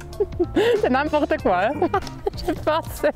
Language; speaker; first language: French; non-native, local second language; German